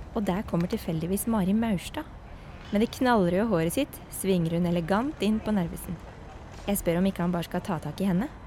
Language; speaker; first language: Norwegian; native; Norwegian